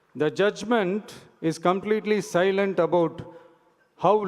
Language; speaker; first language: English; non-native, local second language; Tamil